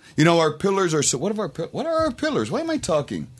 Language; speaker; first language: English; native; English